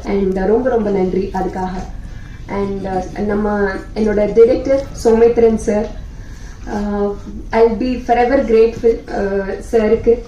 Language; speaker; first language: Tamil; non-native, learner; Telugu